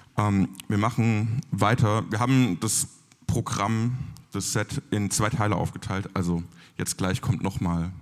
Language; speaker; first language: German; native; German